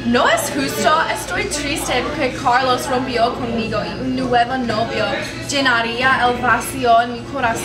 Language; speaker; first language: Spanish; non-native, learner; English